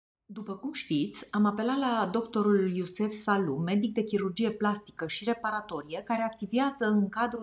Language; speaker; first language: Romanian; native; Romanian